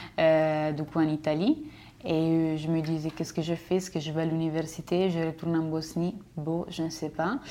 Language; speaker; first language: French; non-native, fluent; Italian